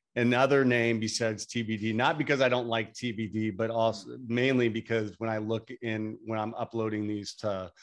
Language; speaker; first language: English; native; English